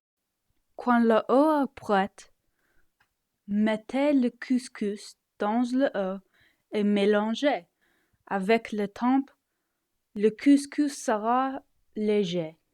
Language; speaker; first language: French; non-native, learner; English